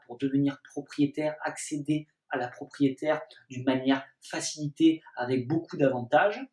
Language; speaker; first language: French; native; French